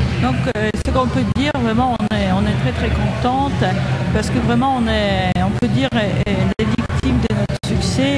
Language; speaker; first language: French; non-native, fluent; Polish